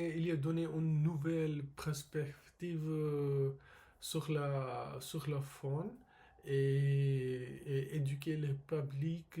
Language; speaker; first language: French; non-native, learner; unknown